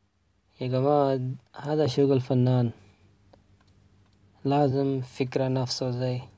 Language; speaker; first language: Arabic; non-native, learner; Urdu